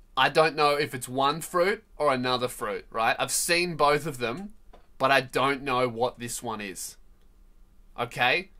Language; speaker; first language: English; native; English